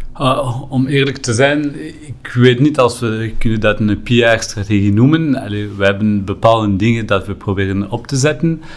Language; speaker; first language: Dutch; non-native, local second language; French